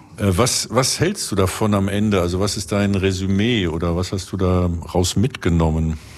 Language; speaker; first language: German; native; German